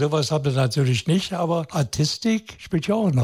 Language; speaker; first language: German; native; German